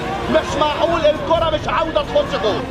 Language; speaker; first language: Arabic; native; Arabic